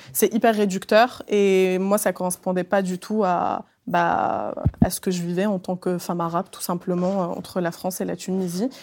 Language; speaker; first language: French; early bilingual, other home language; Arabic